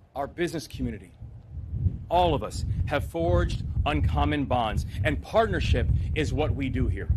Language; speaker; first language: English; native; English